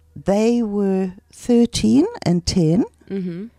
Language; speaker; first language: English; native; English